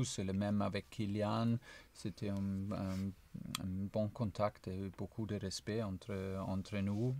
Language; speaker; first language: French; non-native, fluent; German